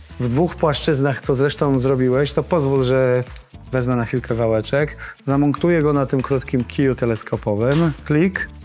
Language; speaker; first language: Polish; native; Polish